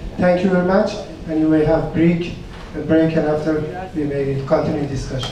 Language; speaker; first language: English; non-native, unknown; Persian